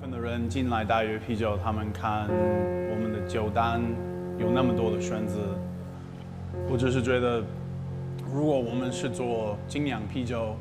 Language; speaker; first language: Chinese; non-native, fluent; English